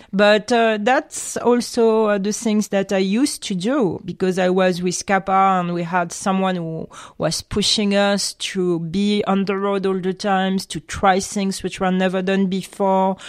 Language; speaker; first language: English; non-native, fluent; French